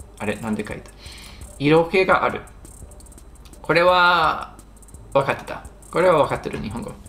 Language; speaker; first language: Japanese; non-native, fluent; English